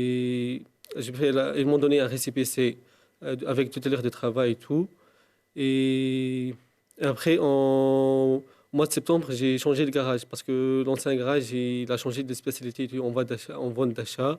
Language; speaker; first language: French; non-native, local second language; Arabic